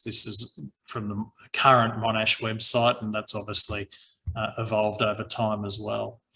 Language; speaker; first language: English; native; English